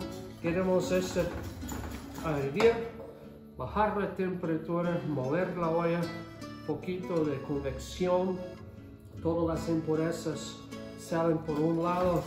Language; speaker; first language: Spanish; non-native, fluent; English